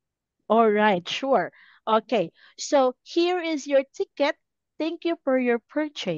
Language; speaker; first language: English; non-native, fluent; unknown